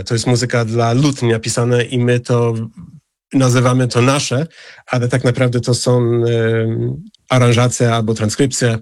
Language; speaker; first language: Polish; non-native, fluent; English